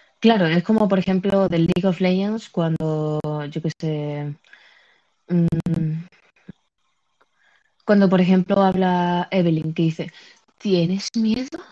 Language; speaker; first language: Spanish; native; Spanish